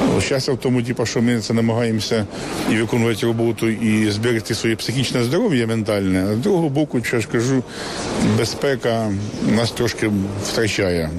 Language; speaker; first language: Ukrainian; native; Ukrainian